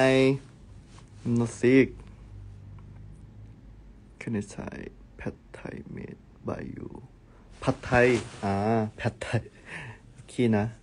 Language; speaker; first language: English; non-native, learner; Thai